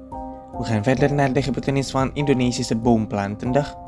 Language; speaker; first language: Dutch; non-native, fluent; Indonesian